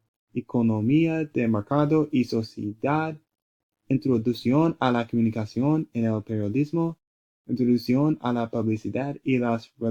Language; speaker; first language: Spanish; non-native, learner; English